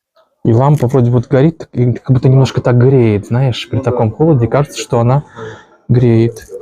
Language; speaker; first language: Russian; native; Russian